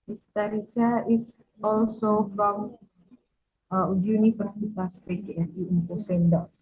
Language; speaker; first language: English; non-native, fluent; Indonesian